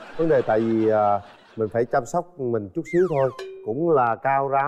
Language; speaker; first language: Vietnamese; native; Vietnamese